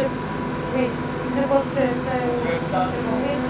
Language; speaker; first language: French; non-native, learner; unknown